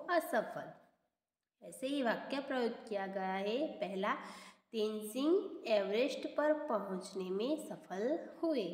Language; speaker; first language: Hindi; non-native, local second language; Gujarati